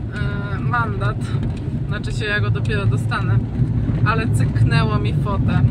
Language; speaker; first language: Polish; native; Polish